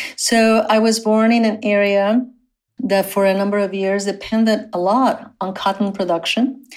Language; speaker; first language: English; non-native, fluent; Spanish